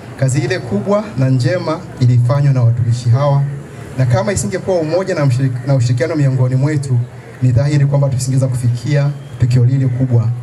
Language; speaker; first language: Swahili; native; Swahili